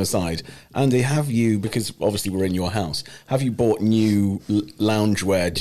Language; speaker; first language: English; native; English